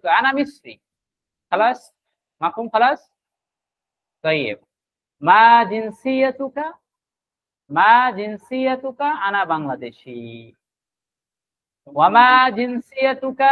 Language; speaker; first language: Arabic; non-native, fluent; Bangla